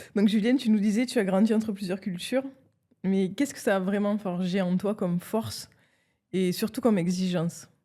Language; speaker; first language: French; native; French